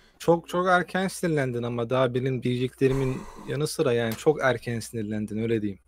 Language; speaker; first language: Turkish; native; Turkish